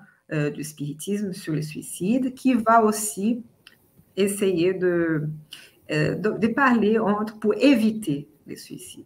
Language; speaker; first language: French; non-native, fluent; Portuguese